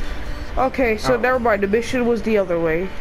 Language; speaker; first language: English; native; English